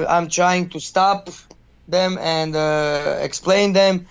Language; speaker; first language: English; non-native, learner; Croatian